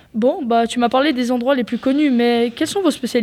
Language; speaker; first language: French; native; French